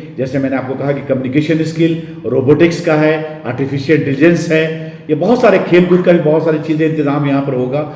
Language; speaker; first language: Hindi; native; Hindi